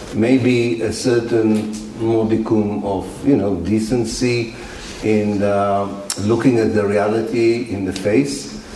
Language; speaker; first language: English; non-native, fluent; Arabic